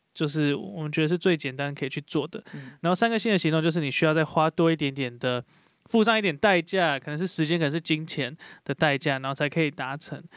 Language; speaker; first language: Chinese; native; Chinese